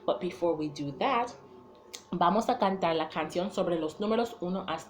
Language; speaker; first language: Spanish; non-native, fluent; English